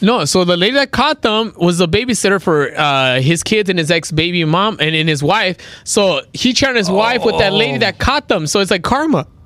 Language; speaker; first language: English; native; English